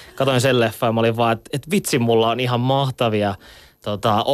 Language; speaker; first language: Finnish; native; Finnish